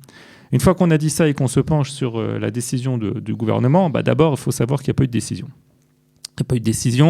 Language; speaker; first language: French; native; French